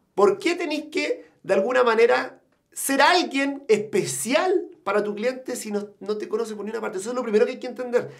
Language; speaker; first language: Spanish; native; Spanish